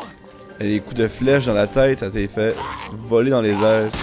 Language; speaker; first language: French; native; French